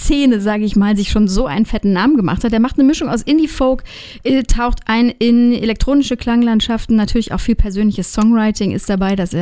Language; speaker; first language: German; native; German